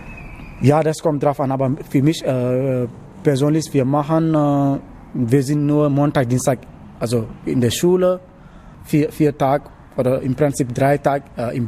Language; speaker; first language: German; non-native, learner; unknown